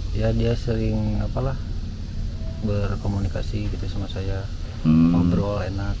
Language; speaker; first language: Indonesian; early bilingual, other home language; Sundanese